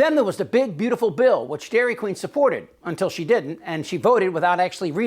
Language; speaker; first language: English; native; English